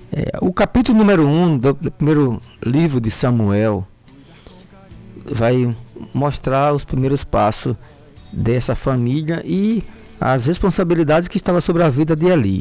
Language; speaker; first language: Portuguese; native; Portuguese